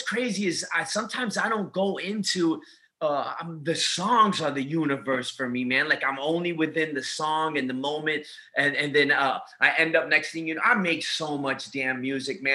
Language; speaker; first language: English; native; English